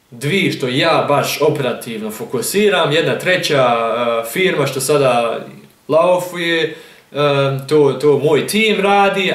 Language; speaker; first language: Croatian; early bilingual, heritage; German